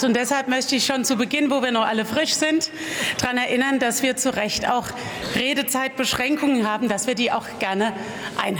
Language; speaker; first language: German; native; German